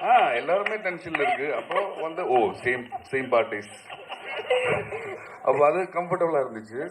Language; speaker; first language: Tamil; non-native, learner; Malayalam